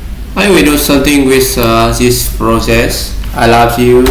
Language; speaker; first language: English; non-native, learner; Vietnamese